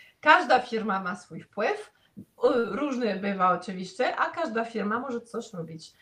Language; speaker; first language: Polish; non-native, fluent; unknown